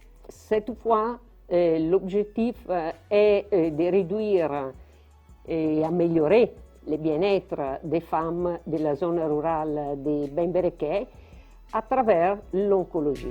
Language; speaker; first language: French; non-native, fluent; Italian